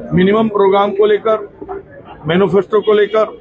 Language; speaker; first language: Hindi; non-native, local second language; Marathi